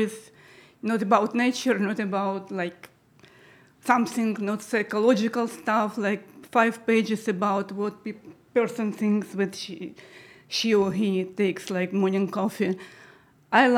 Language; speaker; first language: English; non-native, learner; Russian